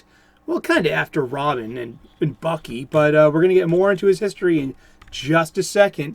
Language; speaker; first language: English; native; English